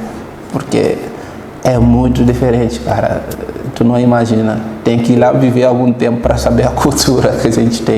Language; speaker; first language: Portuguese; non-native, fluent; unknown